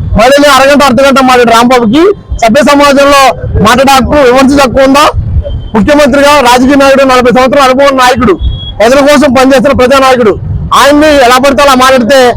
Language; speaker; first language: Telugu; native; Telugu